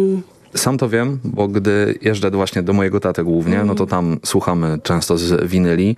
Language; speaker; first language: Polish; native; Polish